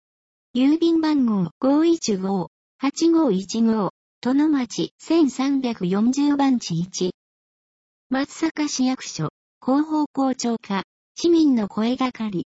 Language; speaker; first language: Japanese; native; Japanese